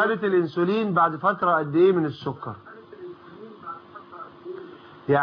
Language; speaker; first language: Arabic; native; Arabic